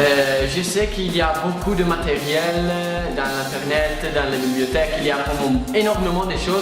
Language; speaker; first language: French; non-native, fluent; Italian